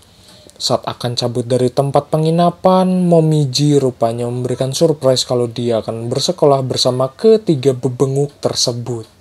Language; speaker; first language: Indonesian; native; Indonesian